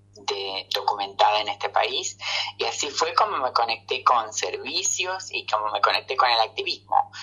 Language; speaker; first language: Spanish; native; Spanish